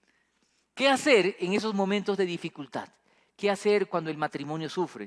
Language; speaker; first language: Spanish; native; Spanish